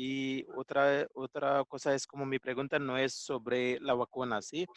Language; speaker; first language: Spanish; non-native, learner; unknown